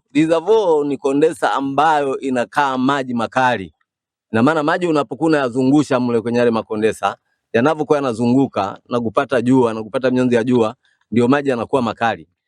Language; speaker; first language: Swahili; non-native, local second language; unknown